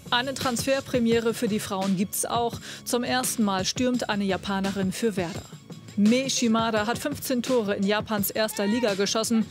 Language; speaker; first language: German; native; German